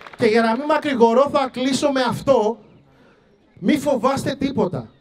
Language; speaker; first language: Greek; early bilingual, other home language; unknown